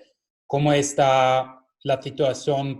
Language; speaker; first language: Spanish; non-native, learner; German